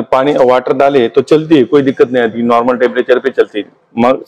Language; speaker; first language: Hindi; non-native, local second language; Marathi